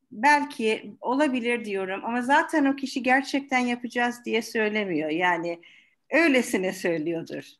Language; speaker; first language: Turkish; early bilingual, heritage; Turkish